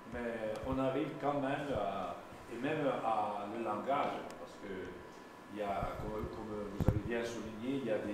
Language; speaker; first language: French; non-native, local second language; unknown